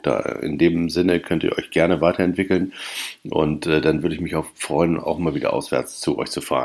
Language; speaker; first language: German; native; German